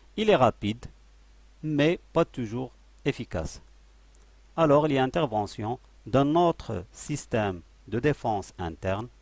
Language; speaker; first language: French; non-native, local second language; Arabic